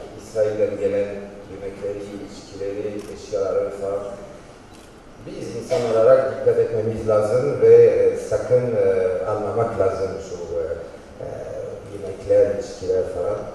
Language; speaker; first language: Turkish; non-native, fluent; French